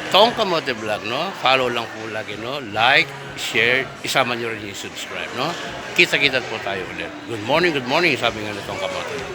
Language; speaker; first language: Filipino; non-native, local second language; Pampanga